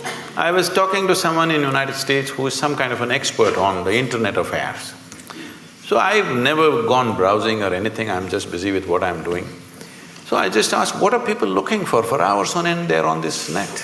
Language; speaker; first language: English; non-native, local second language; Kannada